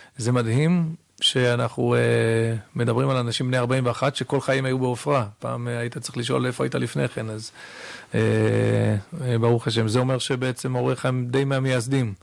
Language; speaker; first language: Hebrew; early bilingual, other home language; English